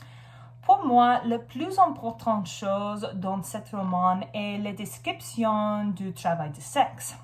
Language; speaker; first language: French; non-native, learner; English